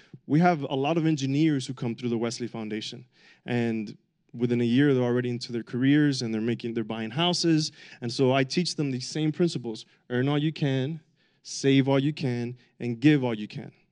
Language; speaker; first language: English; early bilingual, other home language; Spanish